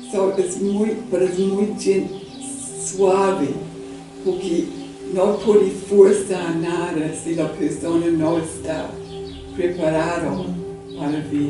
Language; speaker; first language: Spanish; non-native, learner; English